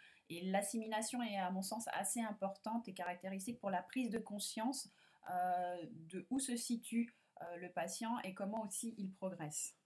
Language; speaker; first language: French; native; French